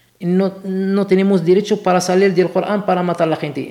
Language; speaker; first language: Spanish; non-native, learner; Arabic